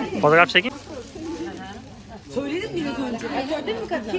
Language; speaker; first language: Turkish; non-native, fluent; Hindi